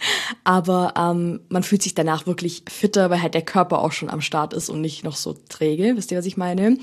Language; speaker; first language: German; native; German